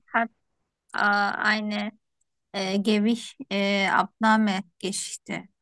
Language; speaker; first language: German; non-native, learner; Turkish